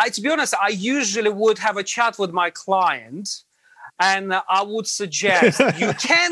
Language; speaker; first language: English; non-native, fluent; Latvian